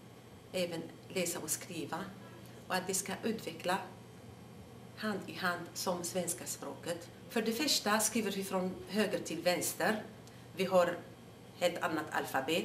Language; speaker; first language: Swedish; non-native, fluent; Arabic